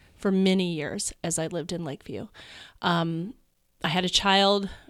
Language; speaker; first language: English; native; English